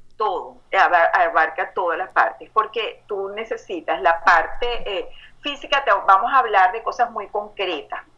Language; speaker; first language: Spanish; native; Spanish